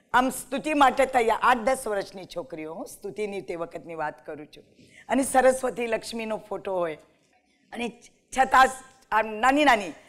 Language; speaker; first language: Gujarati; non-native, local second language; Marathi